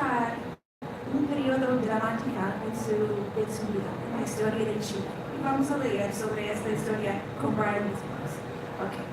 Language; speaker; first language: Spanish; non-native, fluent; English